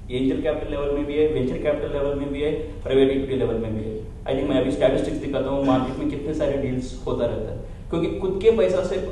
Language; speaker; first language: Hindi; non-native, local second language; Telugu